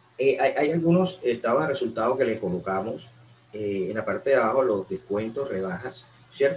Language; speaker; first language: Spanish; native; Spanish